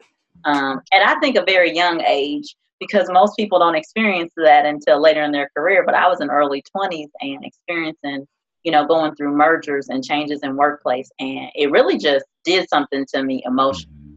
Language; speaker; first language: English; native; English